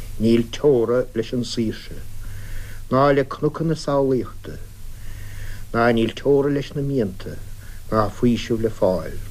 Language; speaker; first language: Irish; native; Irish